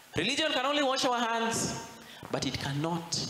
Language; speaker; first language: English; non-native, local second language; Swahili